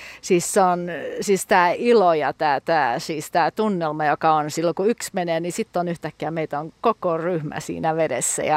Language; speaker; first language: Finnish; early bilingual, heritage; Finnish